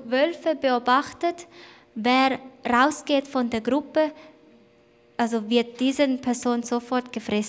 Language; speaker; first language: German; non-native, fluent; Thai